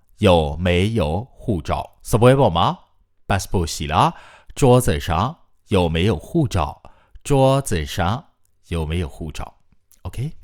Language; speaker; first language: Chinese; non-native, fluent; Burmese